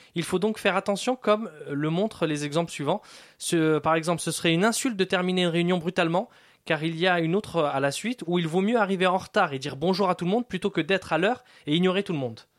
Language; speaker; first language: French; native; French